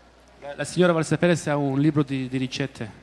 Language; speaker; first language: Italian; early bilingual, heritage; Italian